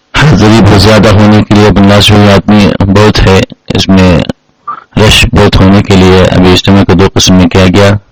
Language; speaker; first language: Urdu; non-native, fluent; Bangla